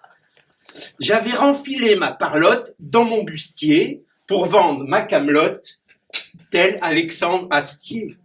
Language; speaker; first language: French; native; French